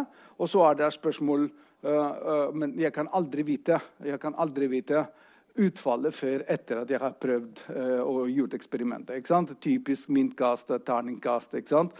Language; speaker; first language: Norwegian; non-native, fluent; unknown